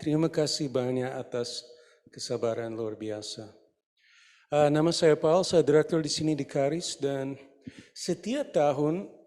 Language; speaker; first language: Indonesian; non-native, fluent; English